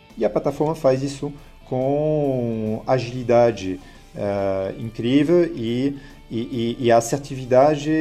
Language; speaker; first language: Portuguese; non-native, fluent; French